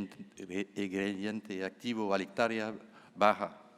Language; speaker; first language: Spanish; non-native, fluent; French